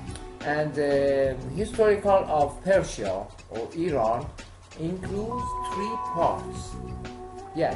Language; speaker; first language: English; non-native, learner; Persian